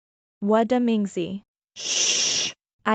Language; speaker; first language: Chinese; non-native, learner; English